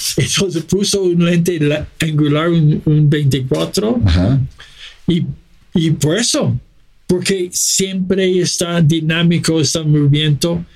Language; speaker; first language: Spanish; non-native, fluent; English